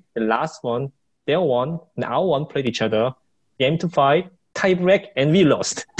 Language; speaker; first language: English; non-native, fluent; Korean